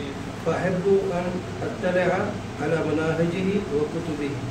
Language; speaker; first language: Arabic; non-native, learner; Urdu